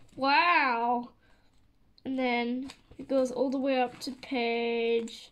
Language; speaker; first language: English; native; English